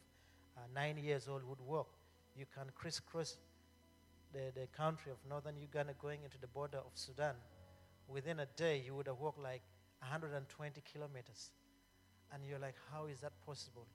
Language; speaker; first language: English; non-native, local second language; Acoli